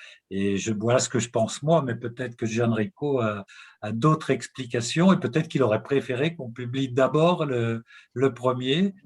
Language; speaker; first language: French; native; French